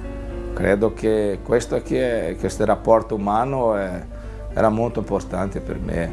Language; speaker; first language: Italian; non-native, fluent; Portuguese